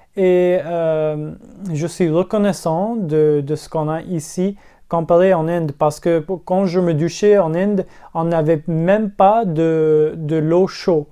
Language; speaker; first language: French; non-native, local second language; English